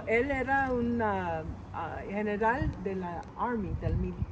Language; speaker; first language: Spanish; non-native, learner; English